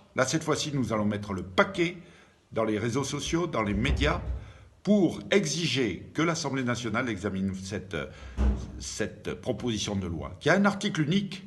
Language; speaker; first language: French; native; French